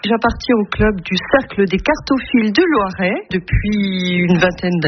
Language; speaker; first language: French; native; French